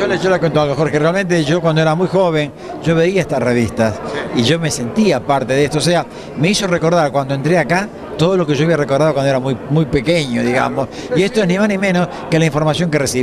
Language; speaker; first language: Spanish; native; Spanish